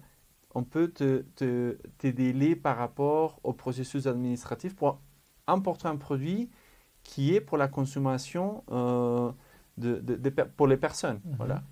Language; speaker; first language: French; non-native, fluent; Spanish